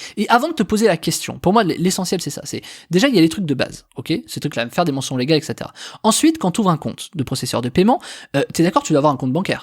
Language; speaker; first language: French; native; French